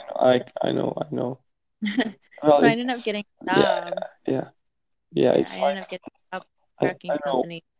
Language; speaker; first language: English; non-native, fluent; Croatian